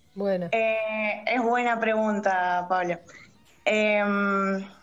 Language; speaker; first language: Spanish; native; Spanish